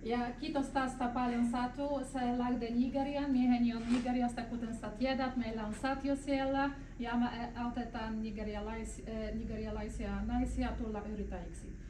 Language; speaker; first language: Finnish; non-native, fluent; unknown